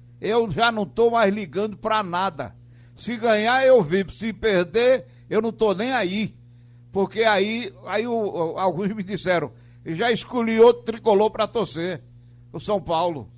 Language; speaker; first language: Portuguese; native; Portuguese